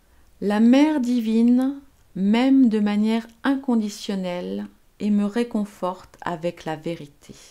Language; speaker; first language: French; native; French